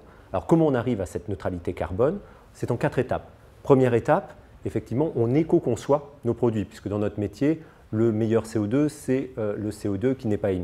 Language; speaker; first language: French; native; French